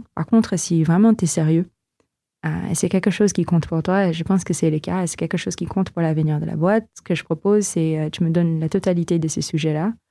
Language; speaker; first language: French; non-native, fluent; Filipino